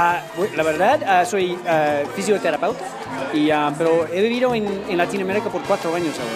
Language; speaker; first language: Spanish; non-native, fluent; English